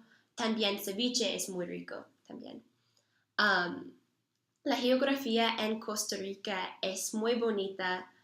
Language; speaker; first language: Spanish; non-native, learner; English